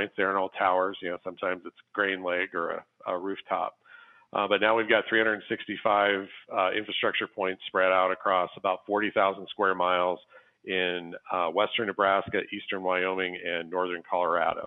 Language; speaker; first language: English; native; English